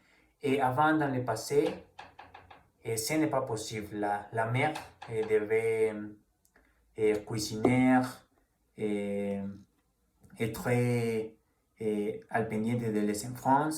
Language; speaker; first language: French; non-native, learner; Spanish